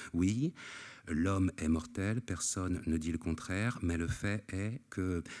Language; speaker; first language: French; native; French